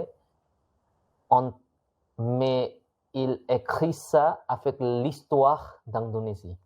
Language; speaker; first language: French; non-native, learner; Indonesian